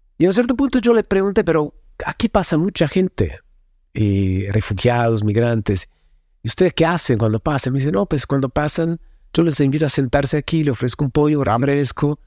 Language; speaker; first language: Spanish; non-native, fluent; Italian